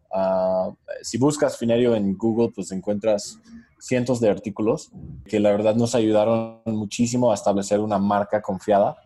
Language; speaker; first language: Spanish; non-native, fluent; English